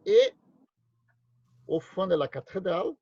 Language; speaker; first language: French; non-native, learner; Portuguese